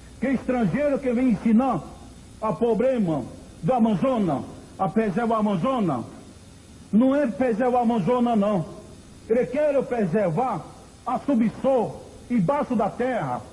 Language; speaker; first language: Portuguese; non-native, local second language; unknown